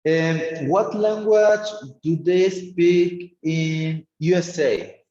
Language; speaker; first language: English; non-native, fluent; Spanish